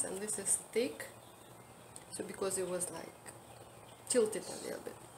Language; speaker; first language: English; non-native, fluent; Russian